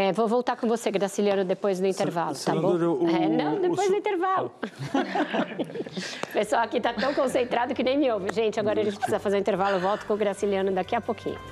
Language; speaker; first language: Portuguese; native; Portuguese